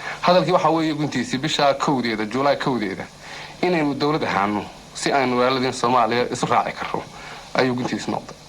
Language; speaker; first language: Somali; native; Somali